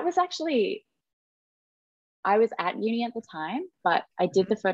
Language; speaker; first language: English; native; English